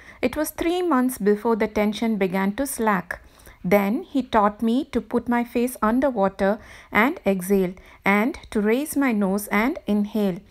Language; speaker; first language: English; non-native, local second language; Tamil